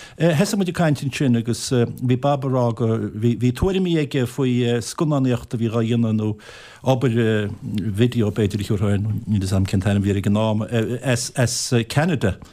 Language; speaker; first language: Irish; native; Irish